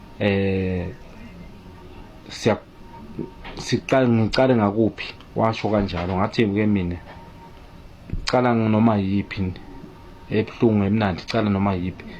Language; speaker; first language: Zulu; native; Zulu